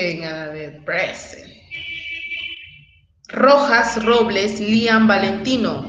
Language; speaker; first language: Spanish; native; Spanish